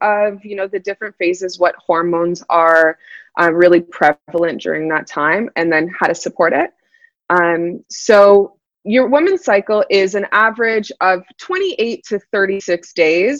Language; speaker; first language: English; native; English